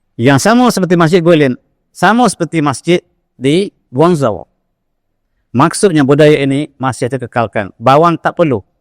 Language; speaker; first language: Malay; native; Malay